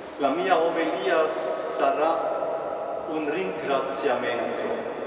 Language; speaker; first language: Italian; non-native, fluent; German